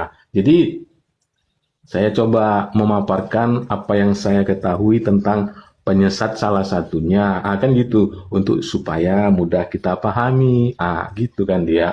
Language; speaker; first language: Indonesian; native; Indonesian